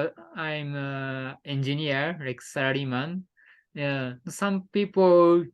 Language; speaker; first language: English; non-native, learner; Japanese